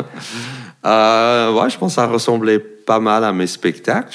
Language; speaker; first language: French; non-native, fluent; English